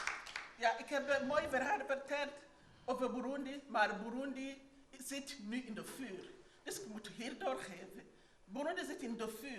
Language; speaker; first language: Dutch; non-native, learner; Rundi